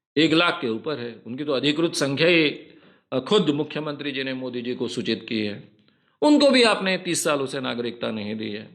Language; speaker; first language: Hindi; non-native, local second language; Marathi